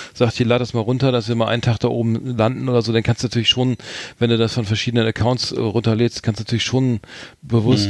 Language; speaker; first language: German; native; German